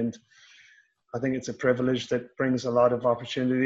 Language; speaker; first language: English; native; English